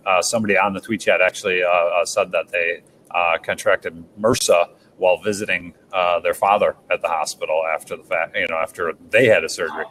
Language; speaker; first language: English; native; English